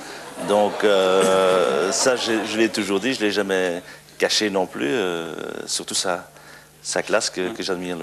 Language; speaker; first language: French; non-native, local second language; Dutch